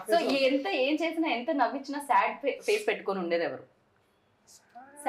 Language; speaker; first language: Telugu; native; Telugu